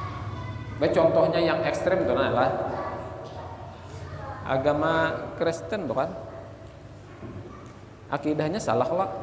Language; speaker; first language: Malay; non-native, local second language; Banjar